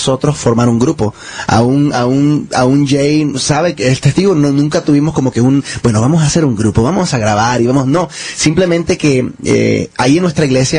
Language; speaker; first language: Spanish; early bilingual, heritage; Spanish